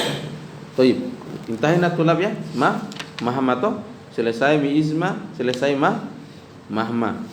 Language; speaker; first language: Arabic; non-native, fluent; Indonesian